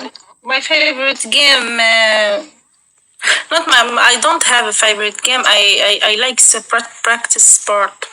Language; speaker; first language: English; non-native, learner; Arabic